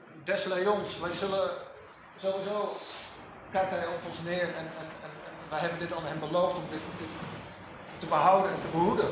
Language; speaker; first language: Dutch; native; Dutch